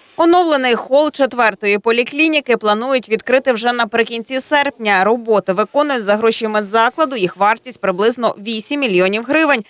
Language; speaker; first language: Ukrainian; native; Ukrainian